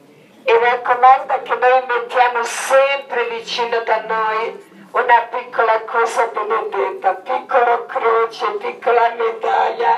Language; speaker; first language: Italian; non-native, learner; Croatian